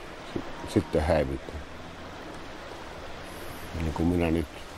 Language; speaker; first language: Finnish; native; Finnish